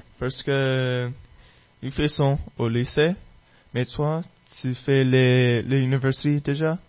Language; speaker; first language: French; non-native, learner; English